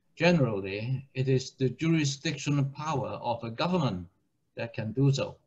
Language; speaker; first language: English; non-native, local second language; Chinese